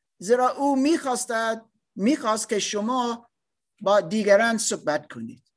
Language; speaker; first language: Persian; non-native, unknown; German